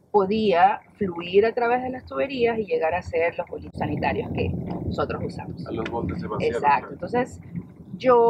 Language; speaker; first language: Spanish; native; Spanish